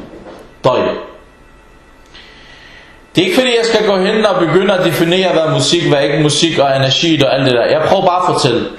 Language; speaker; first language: Danish; non-native, fluent; Arabic